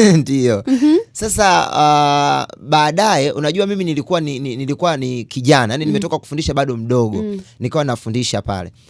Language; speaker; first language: Swahili; native; Swahili